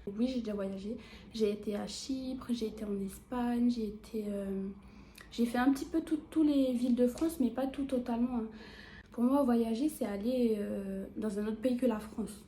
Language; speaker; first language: French; native; French